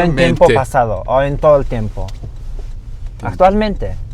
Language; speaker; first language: Spanish; early bilingual, other home language; Mongolian